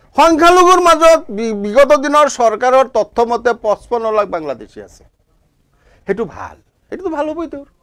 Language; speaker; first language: Assamese; non-native, local second language; Bangla